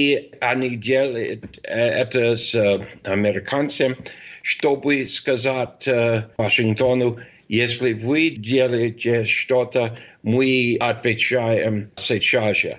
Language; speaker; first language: Russian; non-native, fluent; English